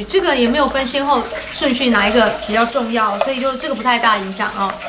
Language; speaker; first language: Chinese; native; Chinese